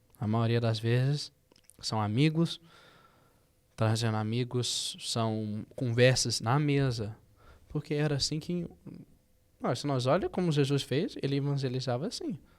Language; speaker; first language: Portuguese; early bilingual, heritage; Portuguese